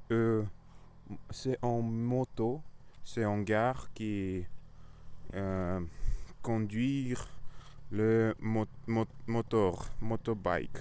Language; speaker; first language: French; non-native, learner; Russian